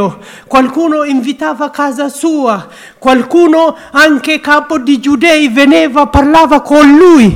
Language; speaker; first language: Italian; non-native, learner; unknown